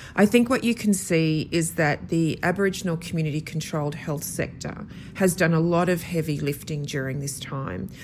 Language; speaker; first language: English; native; English